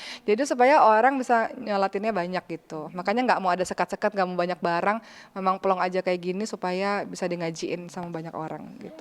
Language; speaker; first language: Indonesian; native; Indonesian